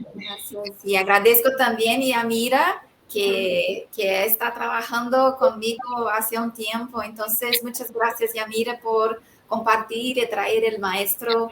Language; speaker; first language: Spanish; non-native, fluent; Portuguese